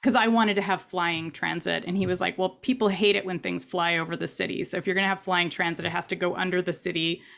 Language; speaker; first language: English; native; English